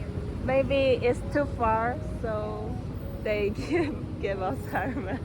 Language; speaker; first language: English; non-native, learner; Korean